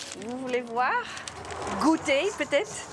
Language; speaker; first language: French; non-native, learner; Dutch